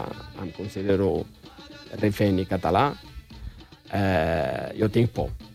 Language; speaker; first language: Catalan; non-native, fluent; Riffian